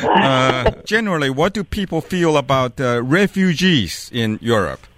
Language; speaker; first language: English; non-native, fluent; Chinese